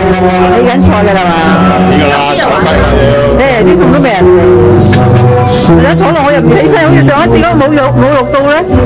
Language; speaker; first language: Cantonese; native; Cantonese